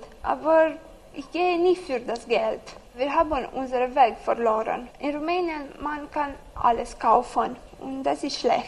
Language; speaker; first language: German; non-native, learner; Romanian